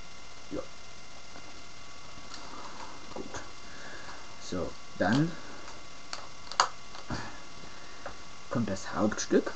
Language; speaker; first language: German; native; German